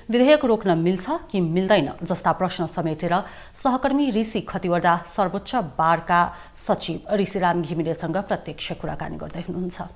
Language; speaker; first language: Nepali; native; Nepali